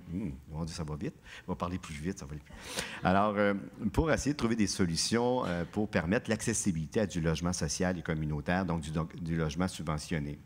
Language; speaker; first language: French; native; French